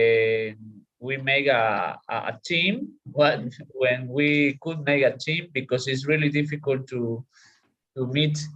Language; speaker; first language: English; non-native, learner; Spanish